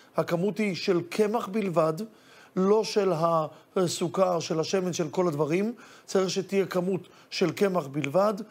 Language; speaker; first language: Hebrew; native; Hebrew